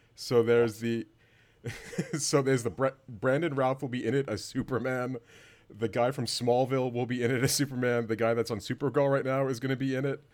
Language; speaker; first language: English; native; English